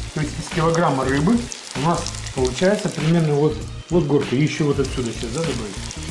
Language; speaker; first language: Russian; native; Russian